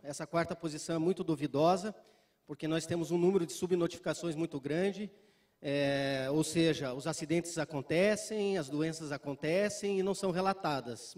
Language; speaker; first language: Portuguese; native; Portuguese